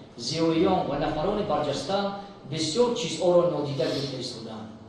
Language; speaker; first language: Tajik; non-native, local second language; Shughni